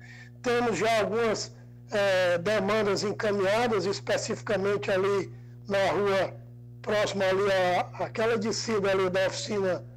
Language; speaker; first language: Portuguese; native; Portuguese